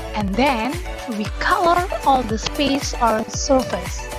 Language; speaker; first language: English; non-native, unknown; Indonesian